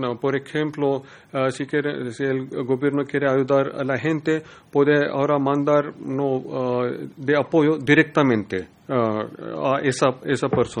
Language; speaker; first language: Spanish; non-native, learner; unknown